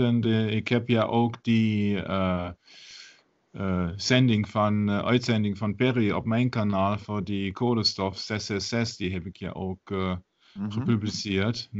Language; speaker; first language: Dutch; non-native, learner; German